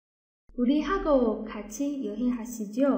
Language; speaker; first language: Korean; non-native, fluent; Chinese